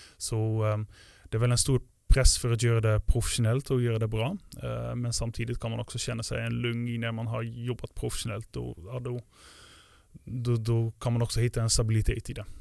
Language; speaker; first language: Swedish; non-native, fluent; Dutch